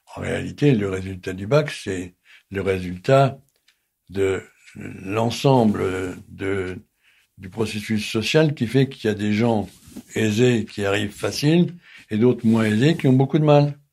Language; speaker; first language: French; native; French